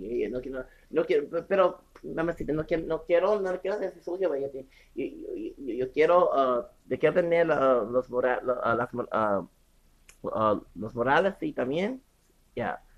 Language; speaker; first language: Spanish; non-native, learner; English